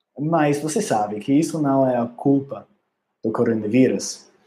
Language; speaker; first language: Portuguese; non-native, learner; English